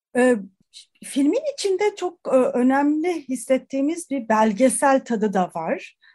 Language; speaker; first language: Turkish; native; Turkish